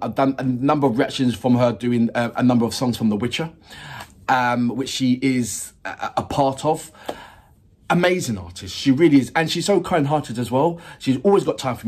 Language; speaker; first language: English; native; English